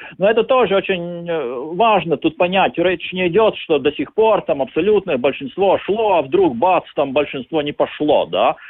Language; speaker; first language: Russian; non-native, local second language; Latvian